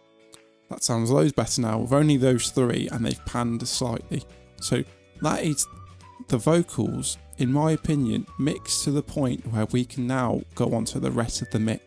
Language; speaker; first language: English; native; English